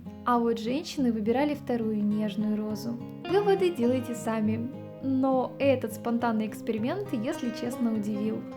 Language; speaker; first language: Russian; native; Russian